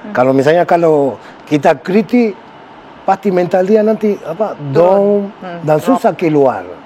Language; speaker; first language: Indonesian; non-native, fluent; Spanish